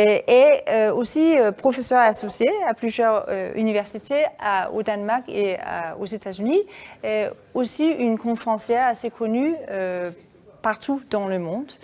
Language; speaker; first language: French; non-native, fluent; Danish